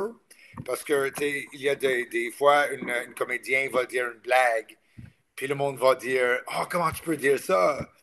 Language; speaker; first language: French; non-native, local second language; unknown